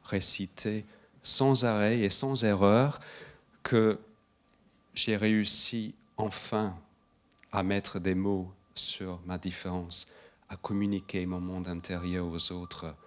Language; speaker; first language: French; non-native, fluent; English